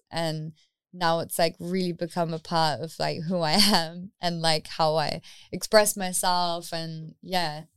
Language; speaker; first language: English; native; English